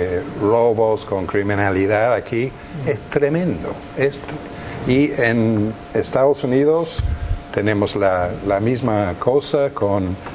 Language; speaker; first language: Spanish; non-native, fluent; English